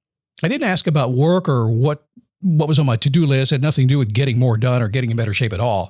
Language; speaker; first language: English; native; English